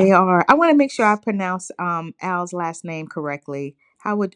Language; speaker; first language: English; native; English